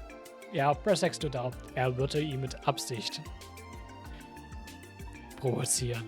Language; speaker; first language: German; native; German